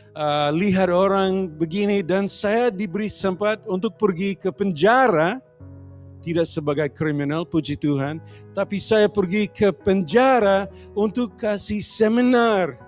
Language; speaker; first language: Indonesian; non-native, learner; English